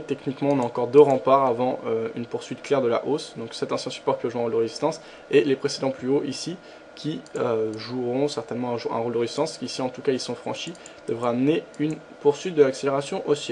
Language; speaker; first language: French; native; French